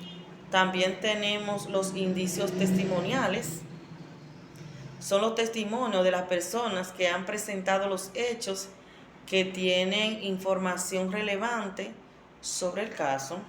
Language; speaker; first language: Spanish; native; Spanish